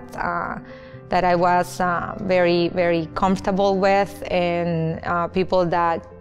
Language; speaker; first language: English; non-native, fluent; Spanish